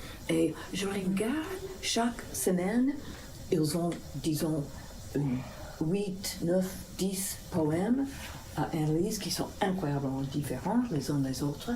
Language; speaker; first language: French; non-native, fluent; English